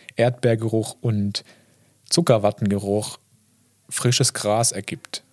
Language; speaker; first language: German; native; German